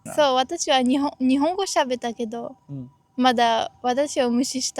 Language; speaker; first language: Japanese; non-native, learner; Portuguese